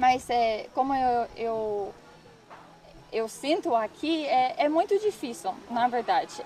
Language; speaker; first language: Portuguese; non-native, learner; English